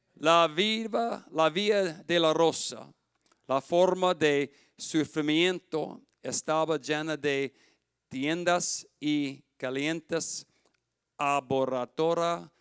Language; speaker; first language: Spanish; non-native, learner; English